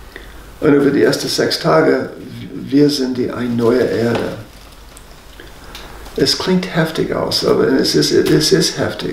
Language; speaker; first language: German; non-native, fluent; English